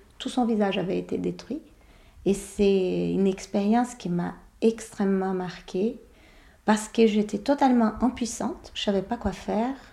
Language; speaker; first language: French; non-native, fluent; Portuguese